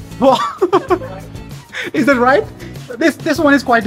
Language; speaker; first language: English; non-native, fluent; Urdu